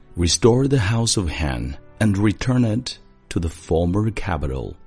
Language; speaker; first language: English; non-native, fluent; Chinese